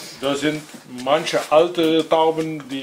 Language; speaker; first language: German; non-native, learner; Polish